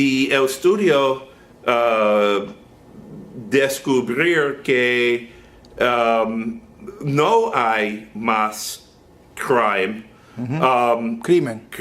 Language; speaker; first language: Spanish; non-native, learner; English